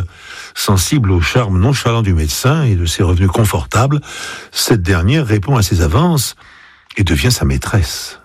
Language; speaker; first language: French; native; French